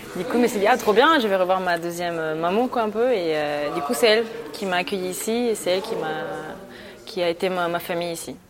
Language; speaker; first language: French; early bilingual, other home language; Spanish